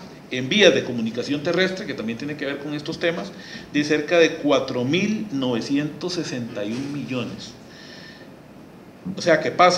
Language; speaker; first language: Spanish; native; Spanish